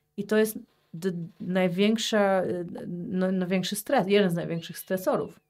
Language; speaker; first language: Polish; early bilingual, heritage; Polish